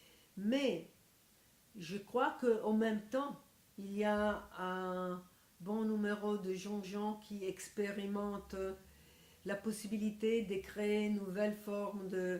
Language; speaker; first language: French; non-native, fluent; Italian